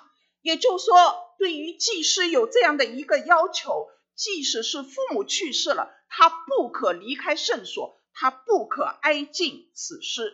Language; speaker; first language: Chinese; native; Chinese